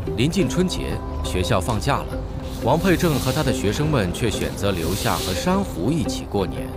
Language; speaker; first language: Chinese; native; Chinese